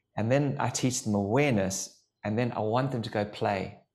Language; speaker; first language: English; native; English